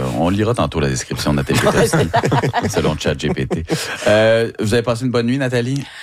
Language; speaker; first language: French; native; French